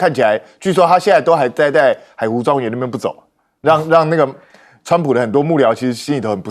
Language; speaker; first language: Chinese; native; Chinese